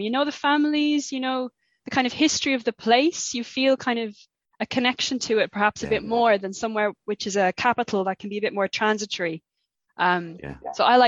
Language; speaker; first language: English; native; English